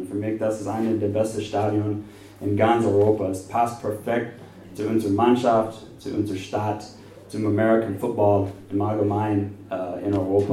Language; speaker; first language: German; non-native, fluent; English